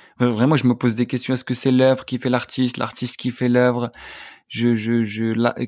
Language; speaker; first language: French; non-native, local second language; Arabic